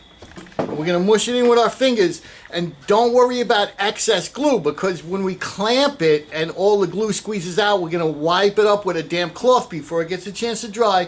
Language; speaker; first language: English; native; English